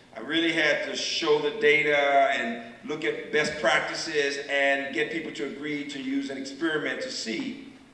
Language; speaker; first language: English; native; English